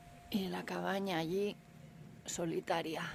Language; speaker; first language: Spanish; native; Spanish